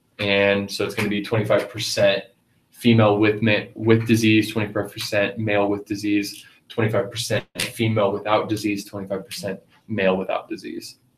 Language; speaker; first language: English; native; English